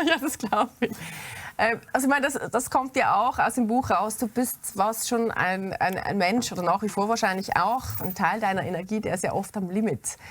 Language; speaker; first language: German; native; German